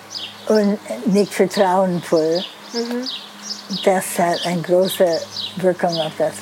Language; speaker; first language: German; non-native, fluent; English